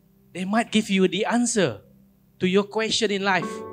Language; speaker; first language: English; non-native, local second language; Malay